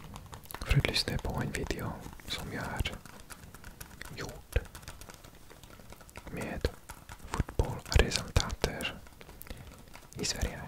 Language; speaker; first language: Swedish; non-native, learner; English